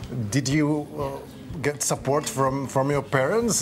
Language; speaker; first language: English; non-native, learner; Slovak